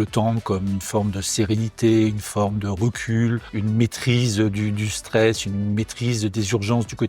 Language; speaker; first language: French; native; French